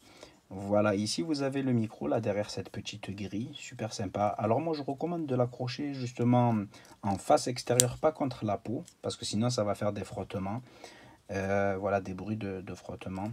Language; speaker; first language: French; native; French